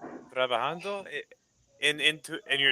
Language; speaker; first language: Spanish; non-native, learner; English